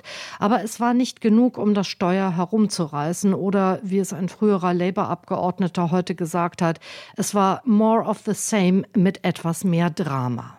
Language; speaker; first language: German; native; German